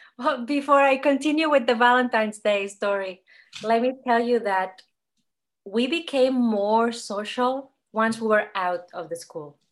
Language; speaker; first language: English; non-native, fluent; Catalan